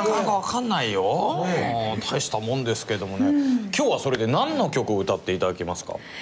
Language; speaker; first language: Japanese; native; Japanese